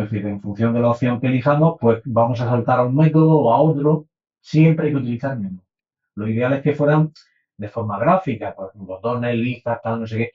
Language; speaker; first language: Spanish; native; Spanish